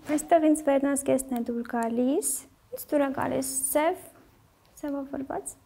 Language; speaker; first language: Armenian; early bilingual, heritage; Armenian